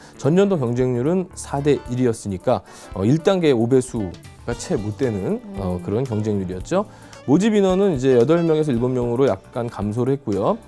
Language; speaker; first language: Korean; native; Korean